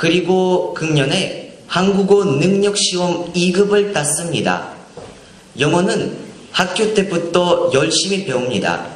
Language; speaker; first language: Korean; non-native, learner; Russian